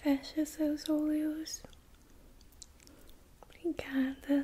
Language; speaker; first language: Portuguese; non-native, learner; English